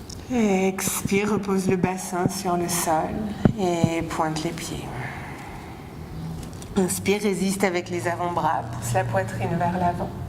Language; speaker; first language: French; native; French